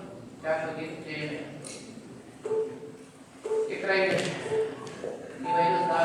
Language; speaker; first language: Lithuanian; native; Lithuanian